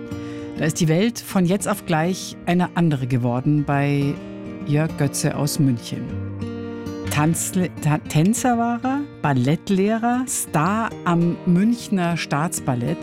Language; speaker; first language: German; native; German